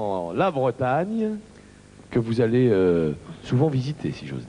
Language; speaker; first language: French; native; French